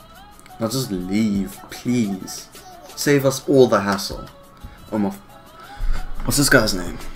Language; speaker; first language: English; native; English